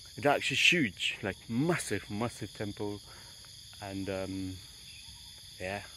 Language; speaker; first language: English; non-native, fluent; Khmer